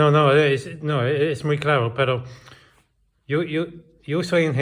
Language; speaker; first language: Spanish; non-native, learner; English